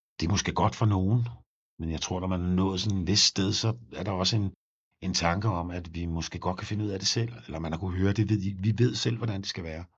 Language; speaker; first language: Danish; native; Danish